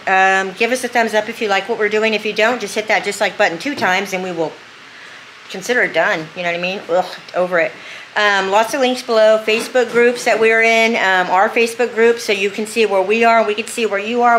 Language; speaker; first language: English; native; English